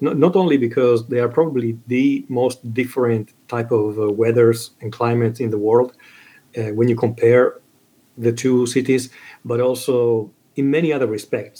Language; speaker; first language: English; non-native, fluent; Italian